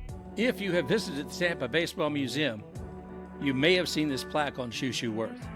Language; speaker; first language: English; native; English